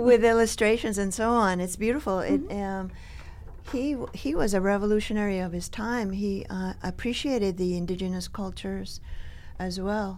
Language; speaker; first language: English; early bilingual, other home language; Spanish